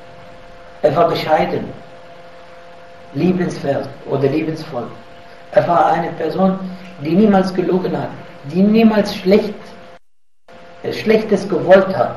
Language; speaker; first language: German; non-native, fluent; Arabic